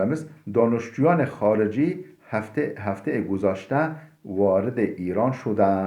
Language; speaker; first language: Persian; non-native, fluent; Turkish